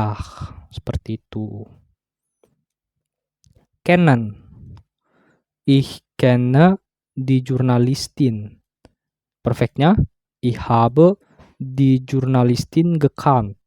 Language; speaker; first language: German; non-native, fluent; Indonesian